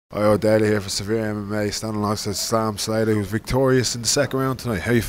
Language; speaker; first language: English; native; English